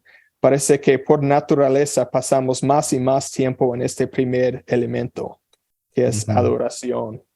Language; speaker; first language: Spanish; non-native, fluent; English